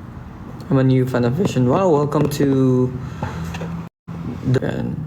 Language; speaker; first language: English; non-native, local second language; Filipino